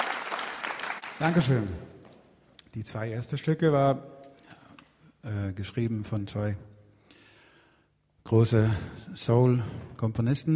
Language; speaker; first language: German; non-native, learner; Swedish